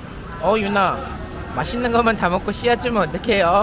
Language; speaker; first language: Korean; native; Korean